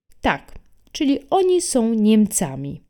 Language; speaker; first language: Polish; non-native, fluent; Italian